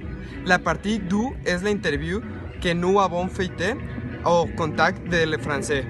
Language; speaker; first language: French; non-native, learner; Spanish